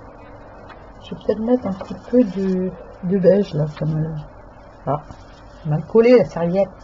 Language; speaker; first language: French; native; French